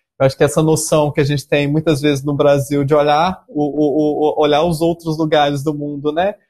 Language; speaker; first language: Portuguese; native; Portuguese